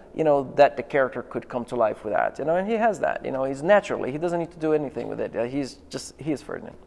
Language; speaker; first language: English; non-native, fluent; Portuguese